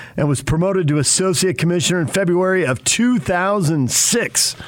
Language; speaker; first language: English; native; English